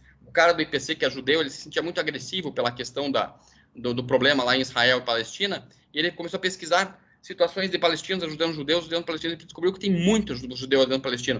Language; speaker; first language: Portuguese; native; Portuguese